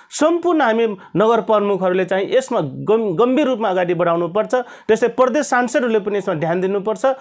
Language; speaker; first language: Nepali; non-native, local second language; Rana Tharu